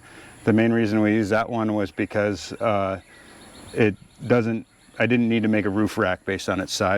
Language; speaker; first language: English; native; English